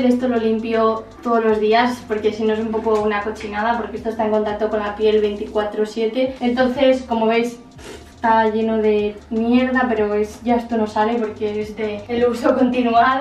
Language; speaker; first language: Spanish; native; Spanish